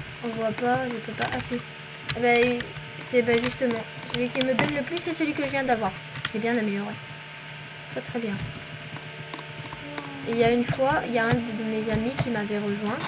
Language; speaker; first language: French; native; French